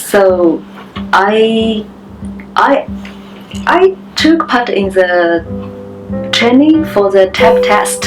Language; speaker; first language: English; non-native, learner; Chinese